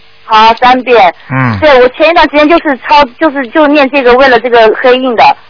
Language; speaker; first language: Chinese; native; Chinese